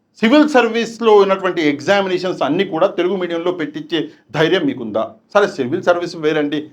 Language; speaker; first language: Telugu; non-native, local second language; Urdu